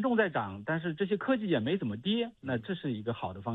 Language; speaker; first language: Chinese; native; Chinese